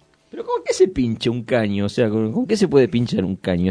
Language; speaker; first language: Spanish; native; Spanish